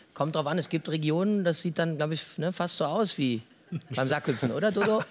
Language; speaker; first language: German; native; German